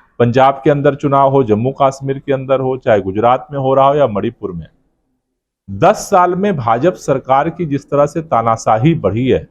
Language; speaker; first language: Hindi; native; Hindi